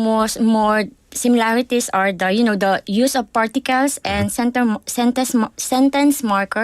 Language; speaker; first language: English; non-native, local second language; Filipino